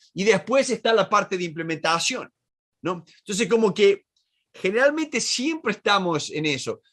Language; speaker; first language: Spanish; native; Spanish